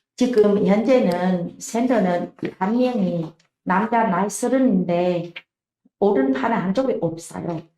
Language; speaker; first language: Korean; non-native, learner; Vietnamese